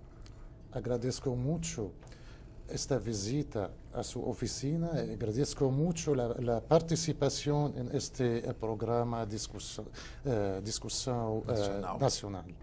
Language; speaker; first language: Portuguese; non-native, fluent; Spanish